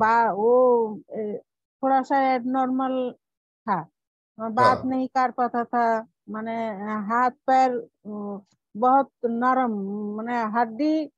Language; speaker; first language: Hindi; non-native, local second language; Bangla